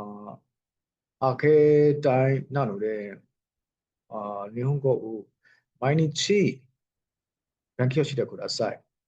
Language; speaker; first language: Japanese; non-native, learner; Burmese